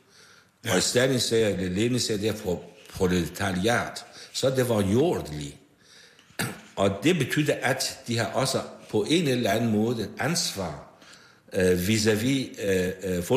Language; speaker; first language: Danish; non-native, fluent; Persian